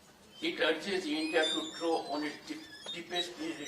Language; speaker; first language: English; non-native, local second language; Hindi